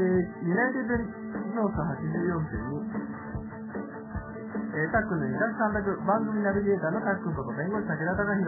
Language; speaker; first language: Japanese; native; Japanese